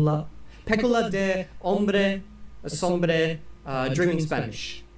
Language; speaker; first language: Spanish; non-native, learner; English